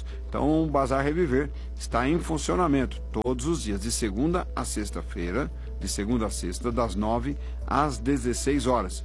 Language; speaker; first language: Portuguese; native; Portuguese